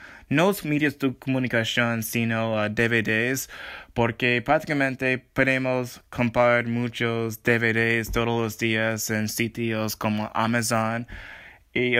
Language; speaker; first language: Spanish; non-native, learner; English